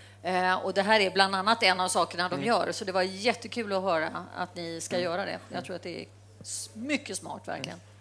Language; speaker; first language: Swedish; native; Swedish